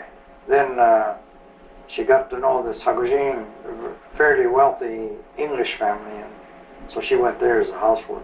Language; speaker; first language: English; native; English